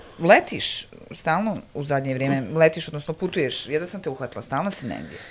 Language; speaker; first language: Croatian; native; Croatian